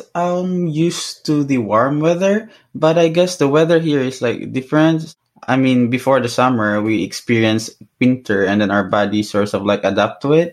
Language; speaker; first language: English; non-native, local second language; Hiligaynon